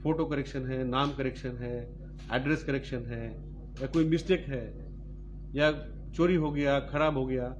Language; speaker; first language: Hindi; non-native, local second language; Bangla